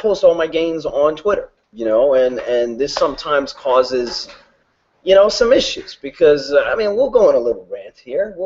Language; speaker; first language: English; native; English